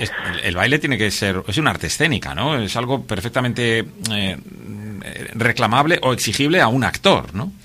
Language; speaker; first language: Spanish; native; Spanish